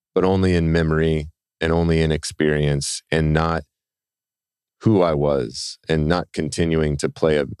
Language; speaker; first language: English; native; English